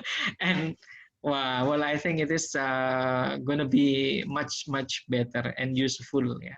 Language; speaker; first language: English; non-native, learner; Indonesian